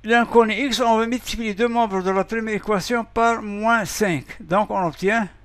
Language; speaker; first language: French; non-native, local second language; Arabic